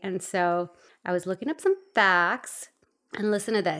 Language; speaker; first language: English; early bilingual, other home language; Spanish